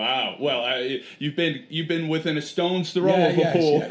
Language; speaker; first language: English; native; English